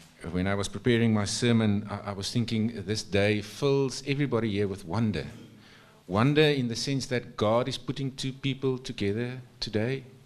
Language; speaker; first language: English; non-native, local second language; Afrikaans